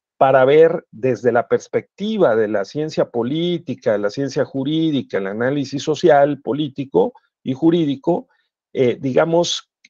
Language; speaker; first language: Spanish; native; Spanish